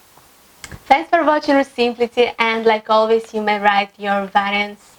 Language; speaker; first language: English; non-native, fluent; Russian